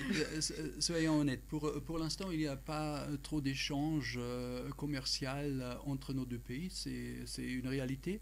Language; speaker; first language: French; non-native, fluent; German